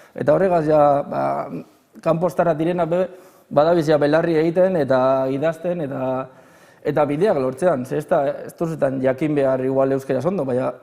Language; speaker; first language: Basque; native; Basque